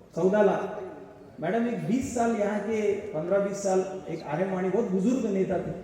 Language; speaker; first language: Hindi; non-native, local second language; Marathi